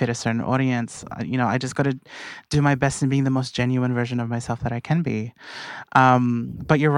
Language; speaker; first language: English; native; English